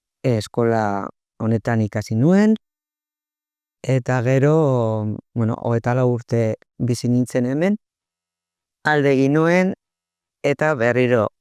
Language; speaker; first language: Basque; non-native, local second language; Spanish